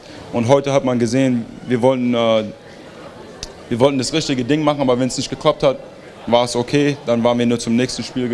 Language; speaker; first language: German; early bilingual, heritage; German